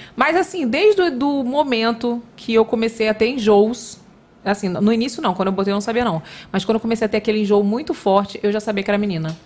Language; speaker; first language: Portuguese; native; Portuguese